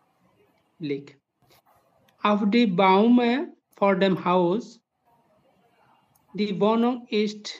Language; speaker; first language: German; non-native, learner; Bangla